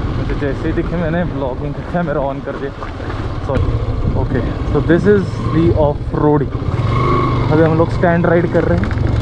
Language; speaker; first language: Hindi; non-native, local second language; Marathi